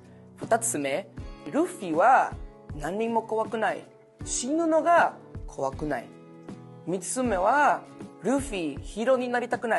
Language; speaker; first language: Japanese; non-native, learner; Spanish